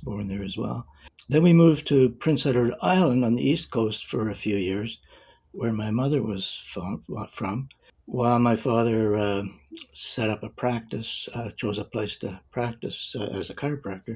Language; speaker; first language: English; native; English